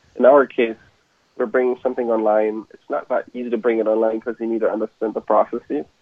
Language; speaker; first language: English; non-native, fluent; German